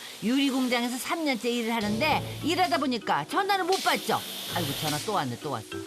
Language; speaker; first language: Korean; native; Korean